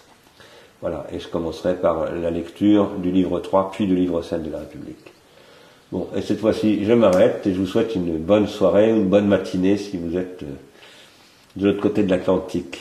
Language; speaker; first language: French; native; French